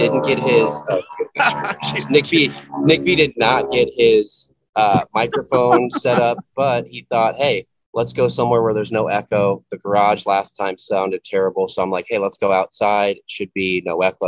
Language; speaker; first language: English; native; English